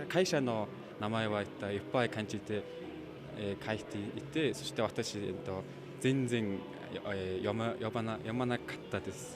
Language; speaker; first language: Japanese; non-native, learner; Mongolian